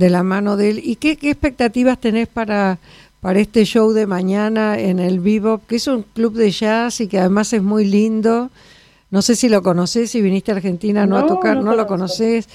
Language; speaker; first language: Spanish; native; Spanish